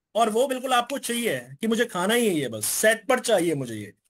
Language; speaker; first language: Hindi; native; Hindi